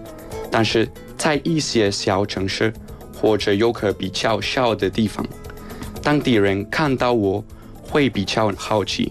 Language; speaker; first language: Chinese; non-native, fluent; Spanish